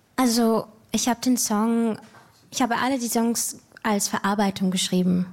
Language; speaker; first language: German; native; German